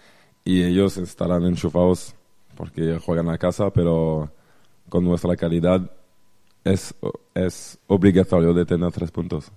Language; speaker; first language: Spanish; non-native, fluent; French